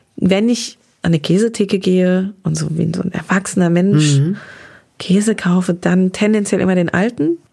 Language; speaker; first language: German; native; German